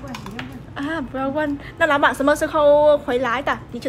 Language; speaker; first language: Chinese; non-native, fluent; Vietnamese